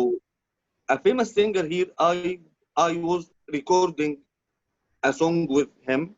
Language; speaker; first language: English; non-native, learner; Arabic